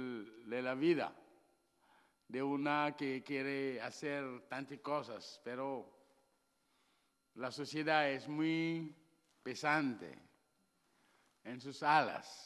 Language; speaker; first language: Spanish; non-native, learner; Wolof